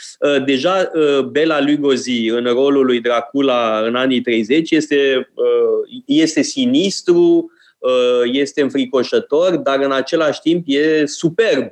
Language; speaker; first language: Romanian; native; Romanian